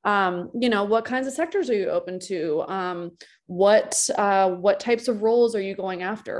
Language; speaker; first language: English; native; English